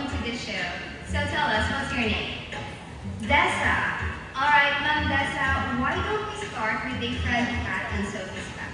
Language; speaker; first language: English; non-native, local second language; Filipino